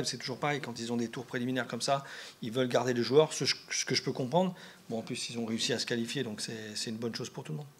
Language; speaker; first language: French; native; French